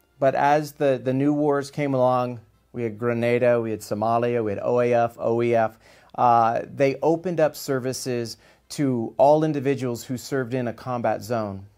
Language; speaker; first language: English; native; English